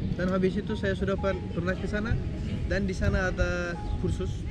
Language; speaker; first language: Indonesian; non-native, learner; Turkish